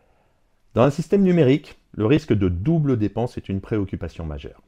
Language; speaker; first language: French; native; French